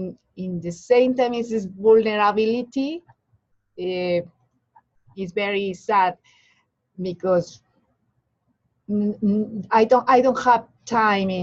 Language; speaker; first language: English; non-native, learner; Spanish